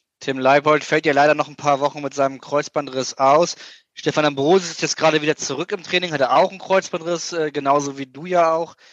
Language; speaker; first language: German; native; German